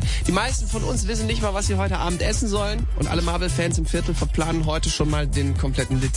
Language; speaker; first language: German; native; German